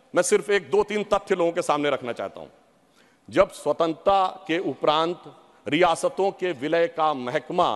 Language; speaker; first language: Hindi; native; Hindi